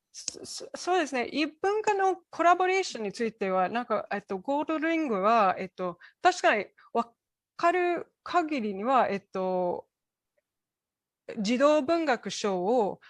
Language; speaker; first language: Japanese; non-native, fluent; English